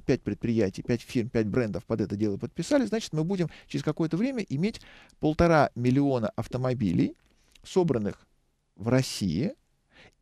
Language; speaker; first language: Russian; native; Russian